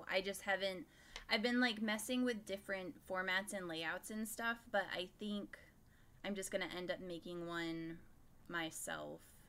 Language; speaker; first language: English; native; English